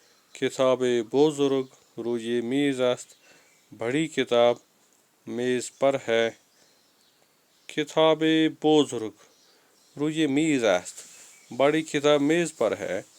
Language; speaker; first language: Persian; non-native, fluent; Urdu